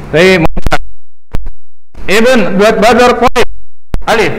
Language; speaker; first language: Arabic; non-native, fluent; Indonesian